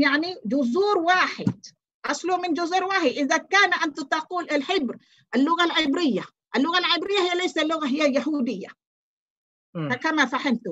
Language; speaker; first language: Arabic; non-native, fluent; Malay